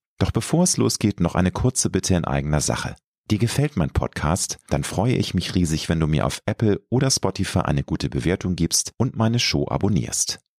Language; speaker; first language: German; native; German